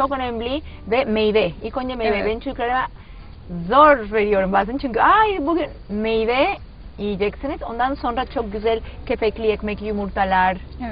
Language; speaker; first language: Turkish; non-native, learner; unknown